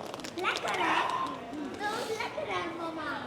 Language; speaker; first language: Dutch; early bilingual, other home language; Persian